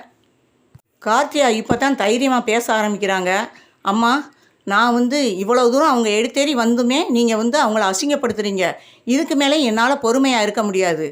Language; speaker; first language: Tamil; native; Tamil